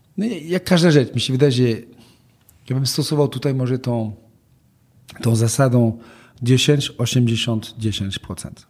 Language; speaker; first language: Polish; non-native, fluent; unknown